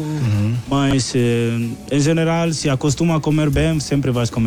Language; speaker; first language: Portuguese; non-native, local second language; Spanish